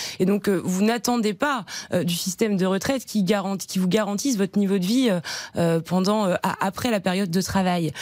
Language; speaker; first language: French; native; French